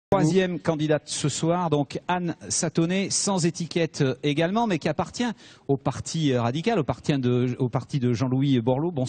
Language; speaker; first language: French; native; French